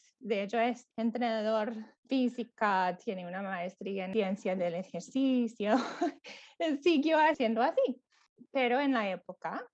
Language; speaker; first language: Spanish; non-native, fluent; English